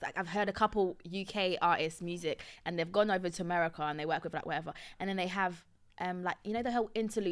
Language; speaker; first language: English; native; English